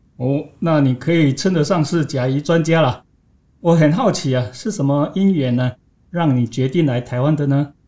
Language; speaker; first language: Chinese; native; Chinese